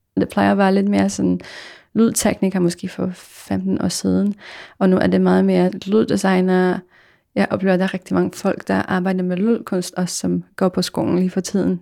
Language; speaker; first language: Danish; non-native, fluent; Polish